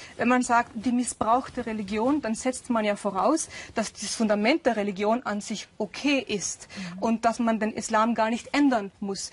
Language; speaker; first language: German; early bilingual, other home language; Urdu